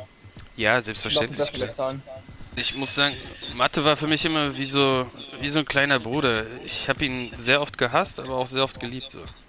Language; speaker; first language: German; native; German